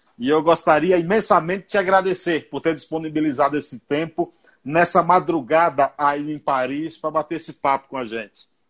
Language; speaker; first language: Portuguese; native; Portuguese